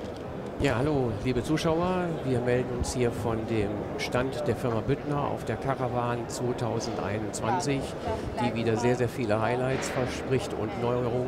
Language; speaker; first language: German; native; German